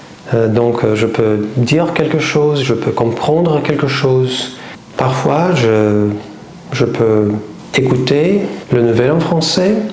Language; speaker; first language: French; non-native, learner; Russian